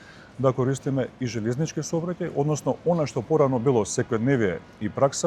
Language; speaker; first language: Macedonian; native; Macedonian